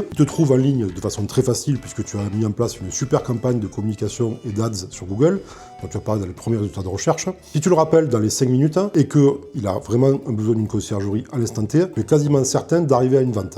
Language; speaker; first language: French; native; French